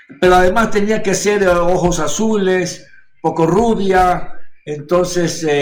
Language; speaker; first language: Spanish; native; Spanish